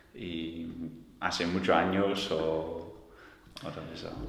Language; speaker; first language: Spanish; non-native, learner; English